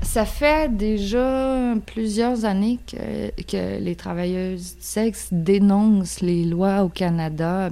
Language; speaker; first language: French; native; French